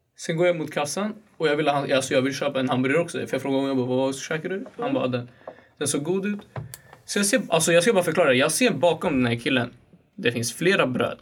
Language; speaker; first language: Swedish; early bilingual, other home language; Kurdish